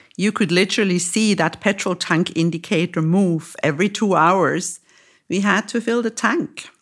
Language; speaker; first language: English; non-native, fluent; German